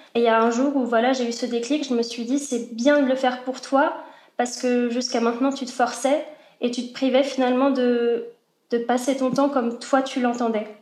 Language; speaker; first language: French; native; French